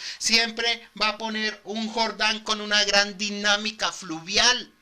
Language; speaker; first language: Spanish; native; Spanish